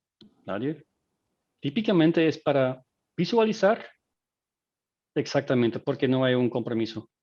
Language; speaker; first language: Spanish; non-native, fluent; Dutch